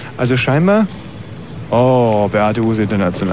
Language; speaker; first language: German; native; German